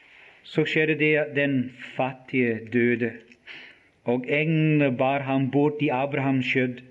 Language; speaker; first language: Norwegian; non-native, fluent; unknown